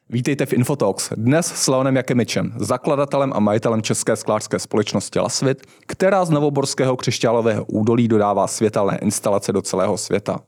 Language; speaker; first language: Czech; native; Czech